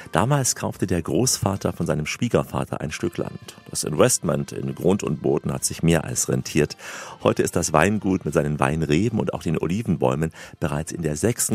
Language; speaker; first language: German; native; German